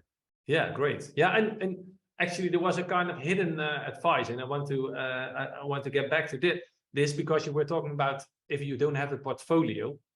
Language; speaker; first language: English; non-native, fluent; Dutch